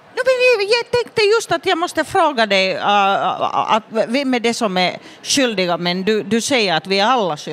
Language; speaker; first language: Swedish; non-native, fluent; Finnish